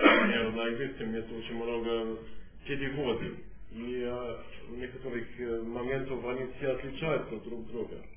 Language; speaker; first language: Russian; non-native, fluent; English